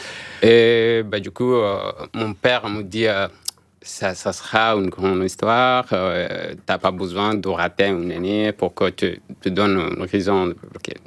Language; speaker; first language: French; non-native, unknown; Arabic